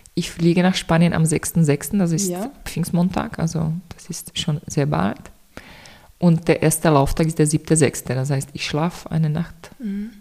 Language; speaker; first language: German; non-native, fluent; Czech